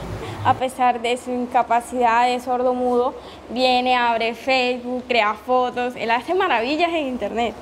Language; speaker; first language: Spanish; native; Spanish